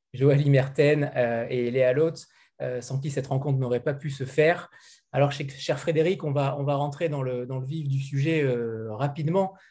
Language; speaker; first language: French; native; French